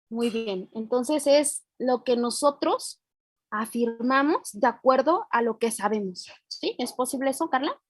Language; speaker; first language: Spanish; native; Spanish